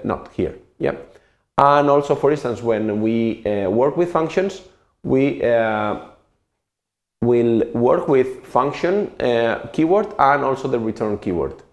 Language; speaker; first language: English; non-native, fluent; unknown